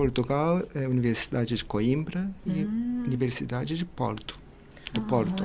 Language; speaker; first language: Portuguese; non-native, fluent; Japanese